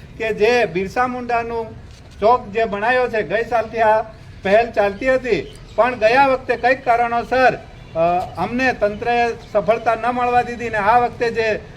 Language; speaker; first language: Gujarati; non-native, local second language; Bhili